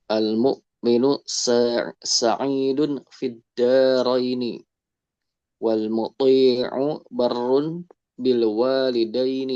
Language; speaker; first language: Arabic; non-native, learner; Indonesian